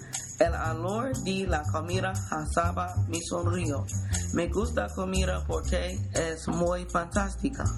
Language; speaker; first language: Spanish; non-native, learner; English